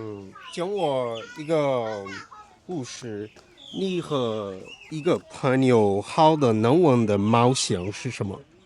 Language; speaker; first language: Chinese; non-native, learner; Portuguese